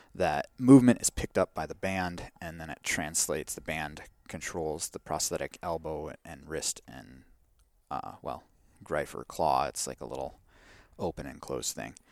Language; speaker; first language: English; native; English